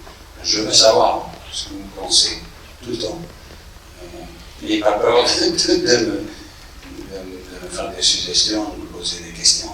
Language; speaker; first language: French; non-native, fluent; English